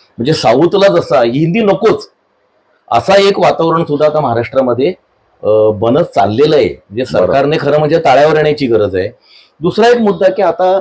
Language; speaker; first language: Marathi; native; Marathi